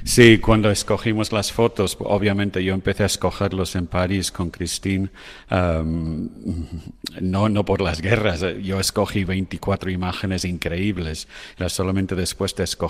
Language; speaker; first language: Spanish; non-native, fluent; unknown